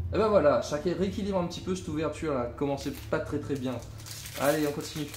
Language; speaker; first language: French; native; French